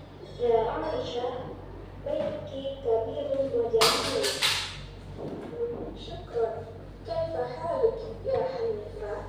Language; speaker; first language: Arabic; non-native, learner; Indonesian